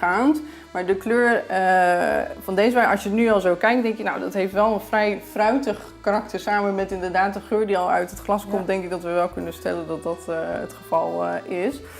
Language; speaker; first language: Dutch; native; Dutch